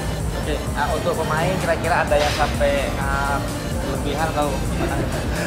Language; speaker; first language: Indonesian; native; Indonesian